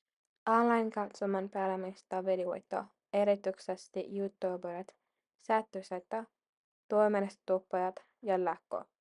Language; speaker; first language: Finnish; non-native, learner; English